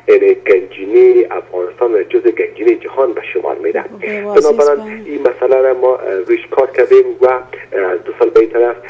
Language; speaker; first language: Persian; native; Persian